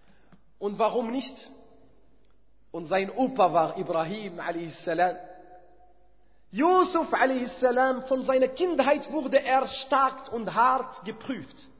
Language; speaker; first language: German; non-native, fluent; Arabic